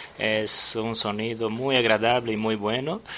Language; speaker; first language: Spanish; non-native, learner; Serbian